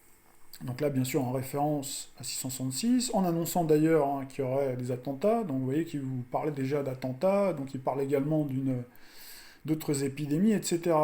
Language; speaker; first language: French; native; French